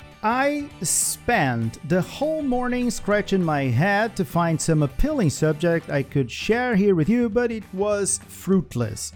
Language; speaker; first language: English; non-native, fluent; Portuguese